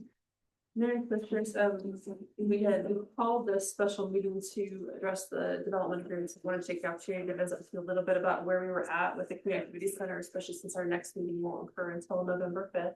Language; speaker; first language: English; native; English